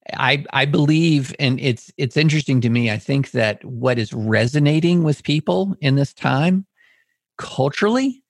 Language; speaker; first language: English; native; English